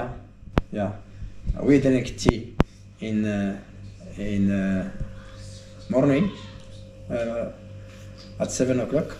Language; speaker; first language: English; non-native, learner; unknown